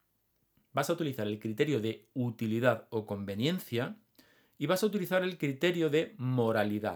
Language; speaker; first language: Spanish; native; Spanish